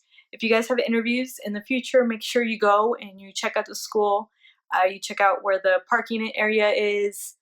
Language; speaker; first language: English; early bilingual, other home language; Spanish